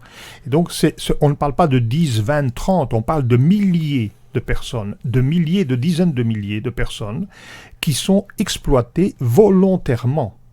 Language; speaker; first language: French; native; French